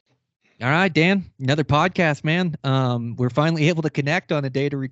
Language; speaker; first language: English; native; English